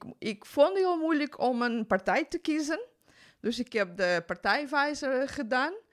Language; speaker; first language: Dutch; non-native, fluent; Portuguese